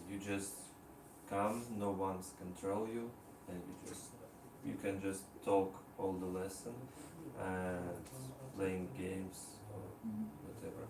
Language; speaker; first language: English; non-native, learner; Russian